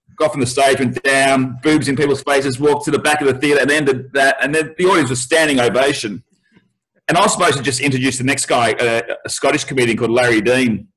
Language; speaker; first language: English; native; English